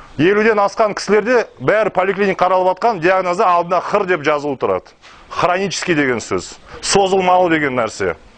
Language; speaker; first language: Kazakh; non-native, local second language; Russian